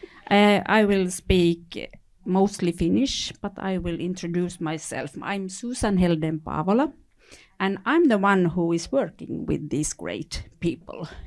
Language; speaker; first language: English; non-native, fluent; Finnish